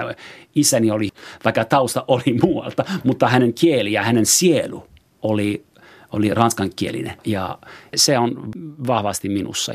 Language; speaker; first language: Finnish; non-native, fluent; French